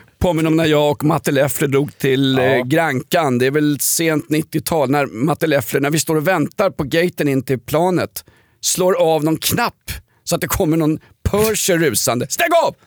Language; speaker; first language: Swedish; native; Swedish